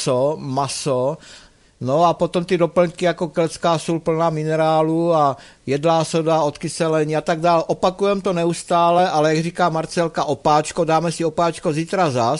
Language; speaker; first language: Czech; native; Czech